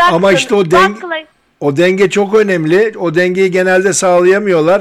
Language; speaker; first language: Turkish; native; Turkish